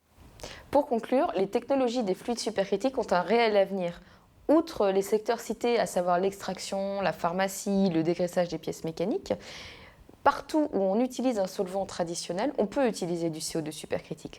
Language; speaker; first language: French; native; French